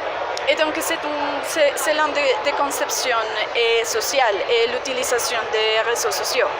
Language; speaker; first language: French; non-native, fluent; Spanish